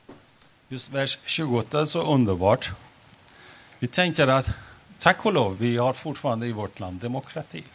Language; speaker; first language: Swedish; non-native, fluent; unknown